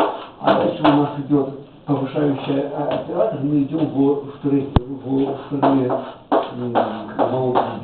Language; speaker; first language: Russian; native; Russian